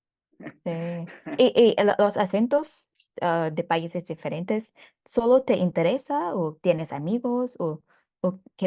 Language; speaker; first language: Spanish; non-native, fluent; Thai